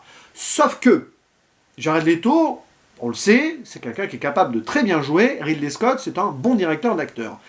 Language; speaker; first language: French; native; French